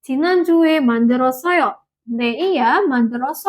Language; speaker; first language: Korean; non-native, fluent; Indonesian